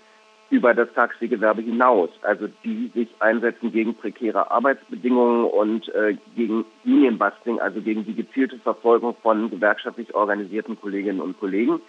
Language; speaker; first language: German; native; German